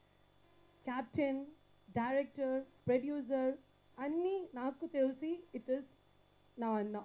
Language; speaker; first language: Telugu; non-native, learner; Malayalam